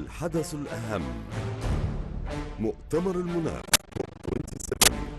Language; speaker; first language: Arabic; native; Arabic